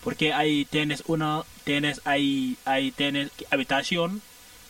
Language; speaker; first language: Spanish; non-native, learner; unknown